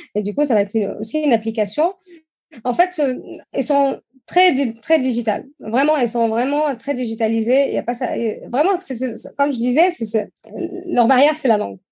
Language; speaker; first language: French; non-native, fluent; Arabic